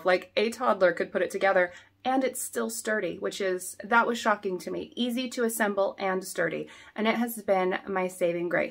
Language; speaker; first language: English; native; English